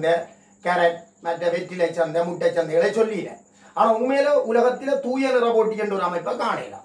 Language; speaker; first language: Tamil; native; Tamil